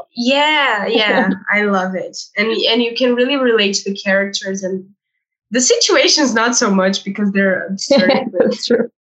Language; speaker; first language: English; non-native, fluent; Portuguese